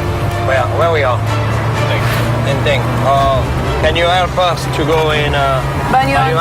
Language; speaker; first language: English; non-native, learner; French